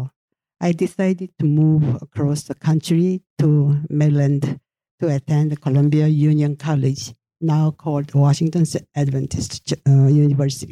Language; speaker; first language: English; non-native, fluent; Japanese